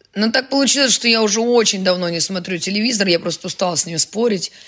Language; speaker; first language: Russian; native; Russian